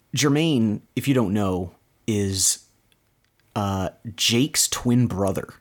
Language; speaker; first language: English; native; English